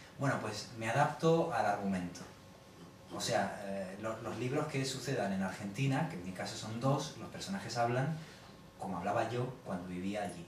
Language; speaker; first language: Spanish; native; Spanish